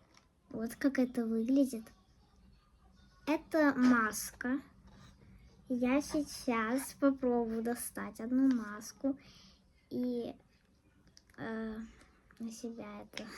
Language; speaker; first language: Russian; non-native, local second language; Armenian